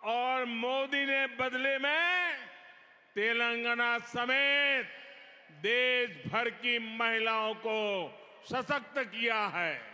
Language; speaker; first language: Hindi; non-native, local second language; Gujarati